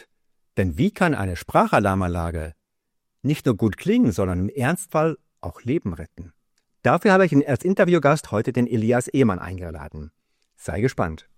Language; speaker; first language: German; native; German